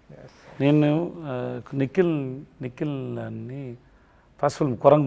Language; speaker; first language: Telugu; non-native, learner; Tamil